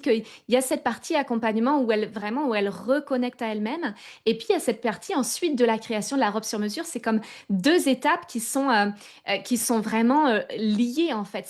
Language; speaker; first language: French; native; French